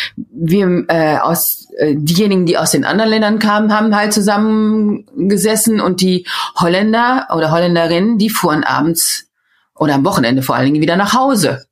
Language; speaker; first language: German; native; German